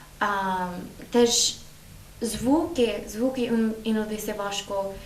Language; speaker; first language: Ukrainian; non-native, learner; English